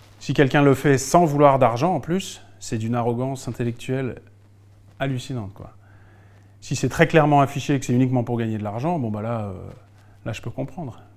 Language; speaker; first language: French; native; French